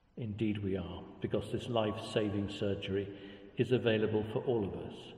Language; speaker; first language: English; native; English